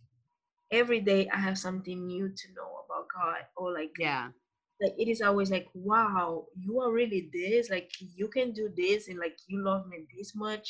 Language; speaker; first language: English; non-native, fluent; Portuguese